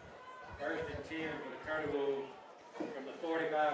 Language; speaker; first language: English; native; English